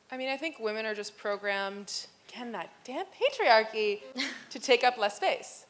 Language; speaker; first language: English; native; English